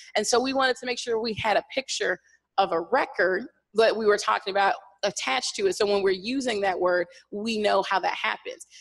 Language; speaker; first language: English; native; English